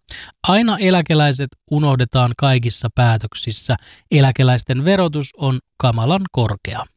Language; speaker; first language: Finnish; native; Finnish